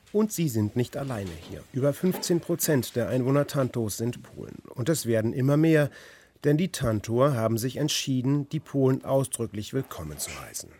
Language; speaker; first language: German; native; German